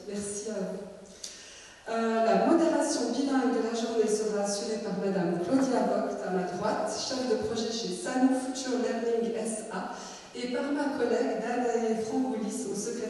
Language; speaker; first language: French; native; French